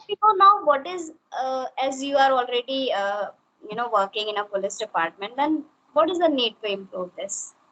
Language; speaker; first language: English; non-native, local second language; Hindi